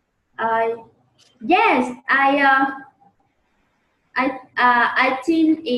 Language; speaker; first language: English; non-native, learner; Vietnamese